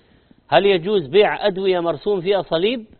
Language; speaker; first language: Arabic; native; Arabic